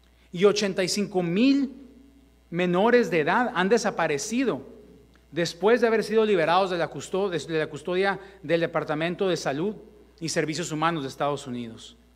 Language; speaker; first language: Spanish; early bilingual, heritage; Spanish